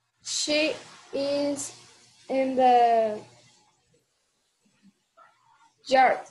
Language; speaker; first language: English; non-native, learner; Spanish